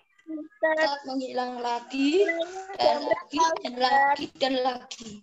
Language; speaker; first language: Malay; native; Malay